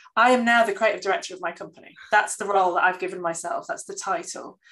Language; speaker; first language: English; native; English